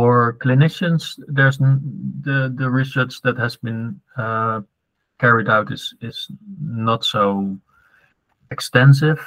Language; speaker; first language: English; non-native, fluent; Dutch